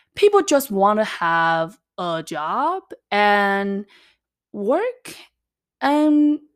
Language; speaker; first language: English; non-native, fluent; Chinese